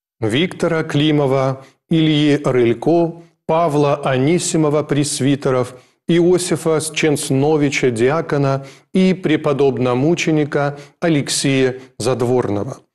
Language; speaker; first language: Russian; native; Russian